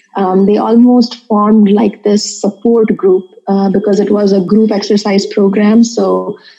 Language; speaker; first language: English; non-native, local second language; Marathi